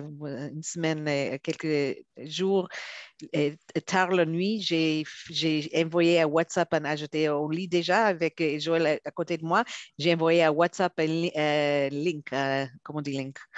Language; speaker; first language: French; non-native, fluent; Hebrew